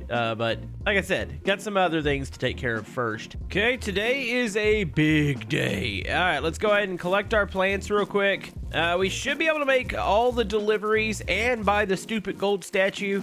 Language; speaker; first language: English; native; English